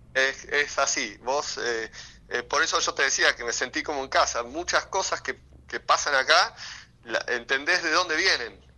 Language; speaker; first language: Spanish; native; Spanish